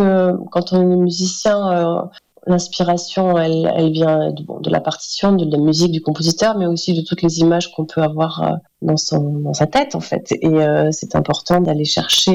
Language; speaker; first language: French; native; French